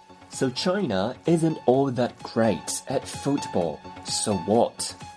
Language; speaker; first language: English; non-native, fluent; Chinese